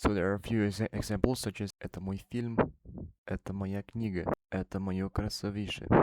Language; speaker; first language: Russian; non-native, learner; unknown